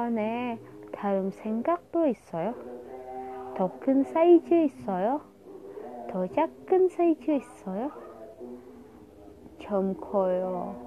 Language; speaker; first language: Korean; non-native, learner; Indonesian